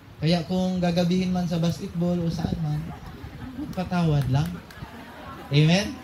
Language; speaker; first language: Filipino; non-native, local second language; Cebuano